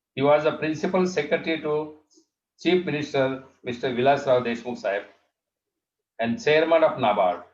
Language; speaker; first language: English; non-native, local second language; Marathi